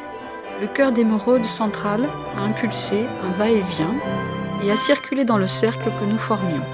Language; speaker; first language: French; native; French